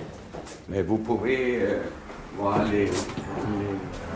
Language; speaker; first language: French; non-native, learner; Danish